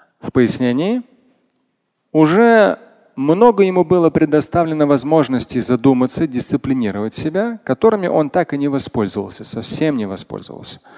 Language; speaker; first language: Russian; non-native, local second language; Tatar